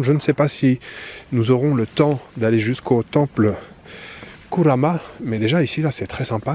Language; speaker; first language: French; native; French